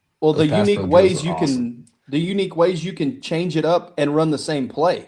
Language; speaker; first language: English; native; English